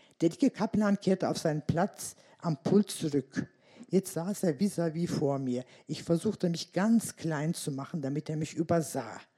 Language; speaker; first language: German; early bilingual, other home language; Turkish